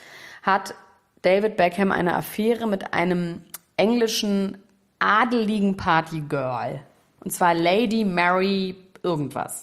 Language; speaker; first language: German; native; German